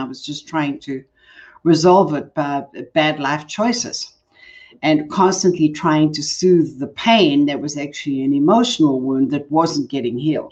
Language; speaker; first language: English; native; English